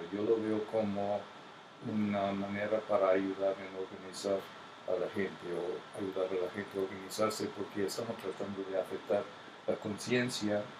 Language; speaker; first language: Spanish; non-native, fluent; English